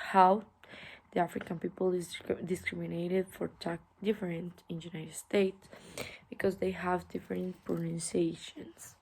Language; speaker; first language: English; non-native, learner; Spanish